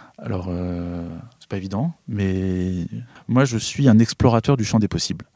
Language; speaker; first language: French; native; French